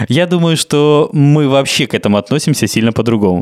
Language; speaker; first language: Russian; native; Russian